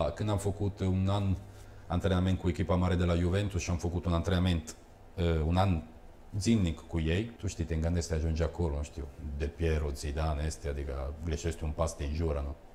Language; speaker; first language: Romanian; early bilingual, heritage; Romanian